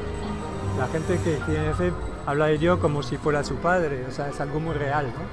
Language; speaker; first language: Spanish; non-native, fluent; French